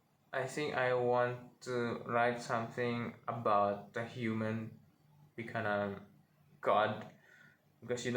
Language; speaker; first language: English; non-native, learner; Indonesian